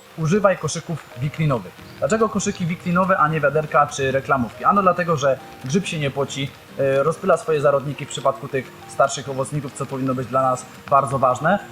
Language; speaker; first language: Polish; native; Polish